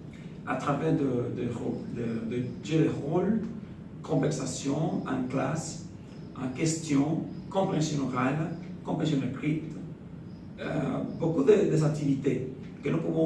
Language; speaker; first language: French; non-native, fluent; Spanish